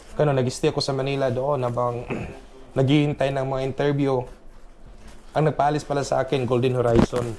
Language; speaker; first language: Filipino; non-native, local second language; Cebuano